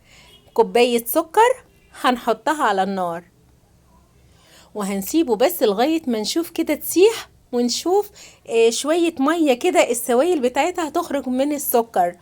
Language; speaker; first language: Arabic; native; Arabic